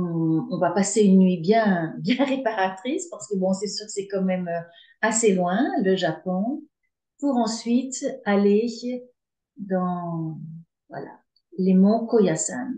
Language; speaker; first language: French; native; French